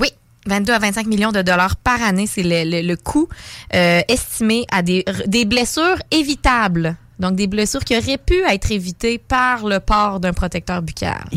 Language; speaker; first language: French; native; French